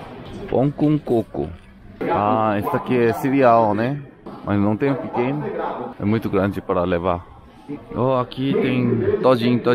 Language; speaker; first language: Portuguese; non-native, learner; Korean